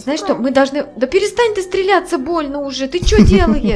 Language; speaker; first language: Russian; native; Russian